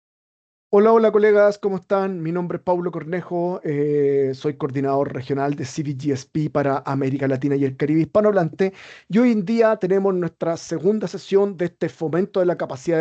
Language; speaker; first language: Spanish; native; Spanish